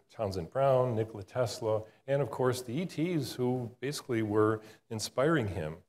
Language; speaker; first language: English; native; English